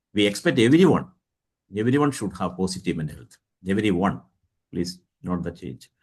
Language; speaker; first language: English; non-native, local second language; Malayalam